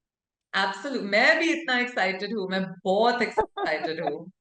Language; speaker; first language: Hindi; non-native, local second language; English